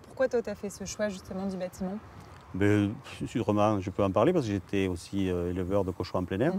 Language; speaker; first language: French; native; French